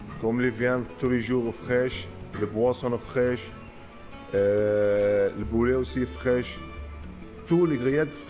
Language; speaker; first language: French; non-native, learner; Arabic